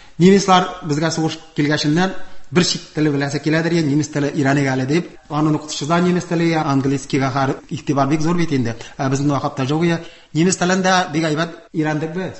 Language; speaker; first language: Tatar; non-native, local second language; Udmurt